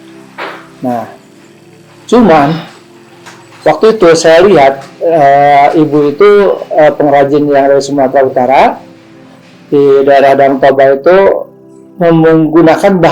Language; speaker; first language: Indonesian; non-native, local second language; Sundanese